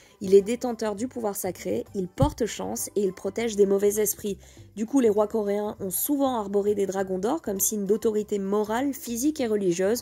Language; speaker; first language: French; native; French